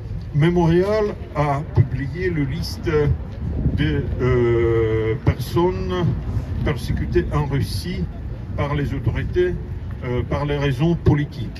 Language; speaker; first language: French; non-native, learner; Russian